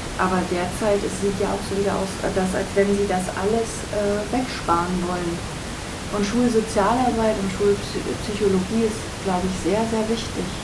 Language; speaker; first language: German; native; German